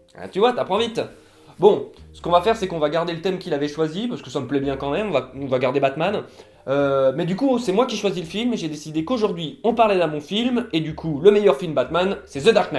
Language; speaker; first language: French; native; French